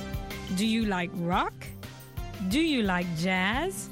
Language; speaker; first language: English; non-native, fluent; French